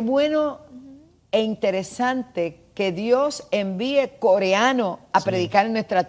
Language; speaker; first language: Spanish; native; Spanish